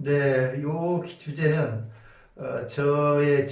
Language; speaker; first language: Korean; native; Korean